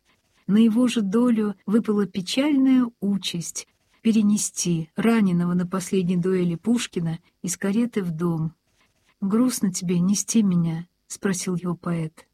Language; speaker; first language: Russian; native; Russian